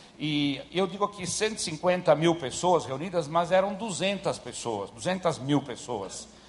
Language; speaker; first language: Portuguese; early bilingual, other home language; German